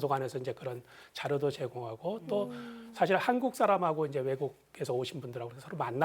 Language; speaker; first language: Korean; native; Korean